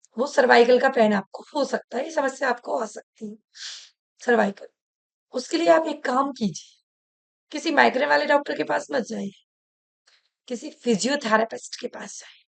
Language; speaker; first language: Hindi; native; Hindi